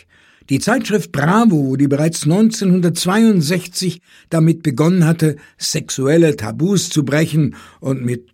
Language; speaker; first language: German; native; German